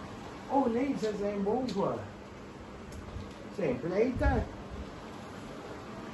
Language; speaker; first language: Dutch; non-native, local second language; Caribbean Hindustani